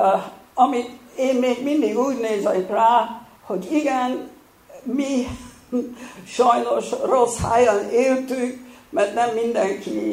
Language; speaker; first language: Hungarian; early bilingual, heritage; Hungarian